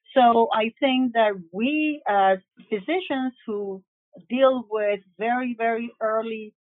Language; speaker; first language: English; early bilingual, other home language; Spanish